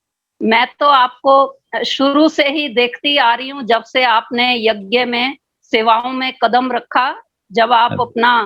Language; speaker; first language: Hindi; native; Hindi